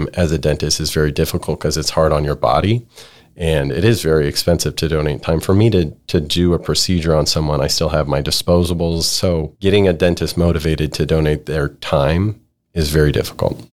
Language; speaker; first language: English; native; English